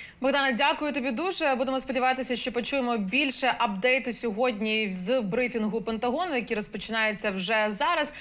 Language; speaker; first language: Ukrainian; native; Ukrainian